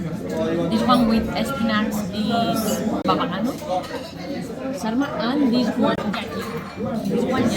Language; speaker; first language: English; non-native, learner; Spanish